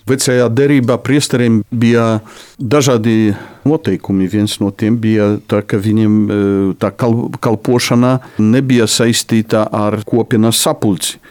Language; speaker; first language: Latvian; non-native, fluent; Polish